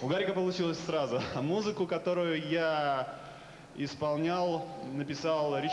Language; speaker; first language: Russian; native; Russian